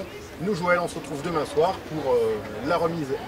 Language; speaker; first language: French; native; French